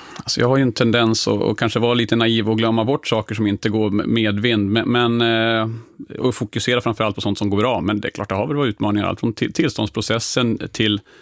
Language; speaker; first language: Swedish; native; Swedish